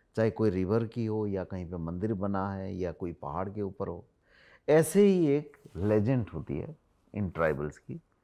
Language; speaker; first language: Hindi; non-native, local second language; Odia